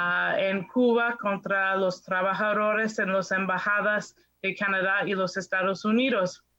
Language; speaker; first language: Spanish; non-native, fluent; English